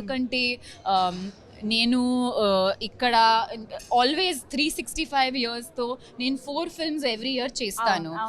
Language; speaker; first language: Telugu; non-native, learner; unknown